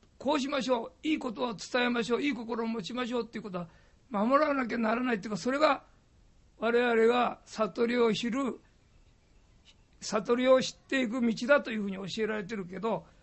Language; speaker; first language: Japanese; native; Japanese